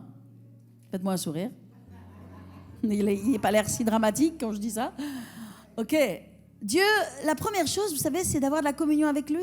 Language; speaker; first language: French; native; French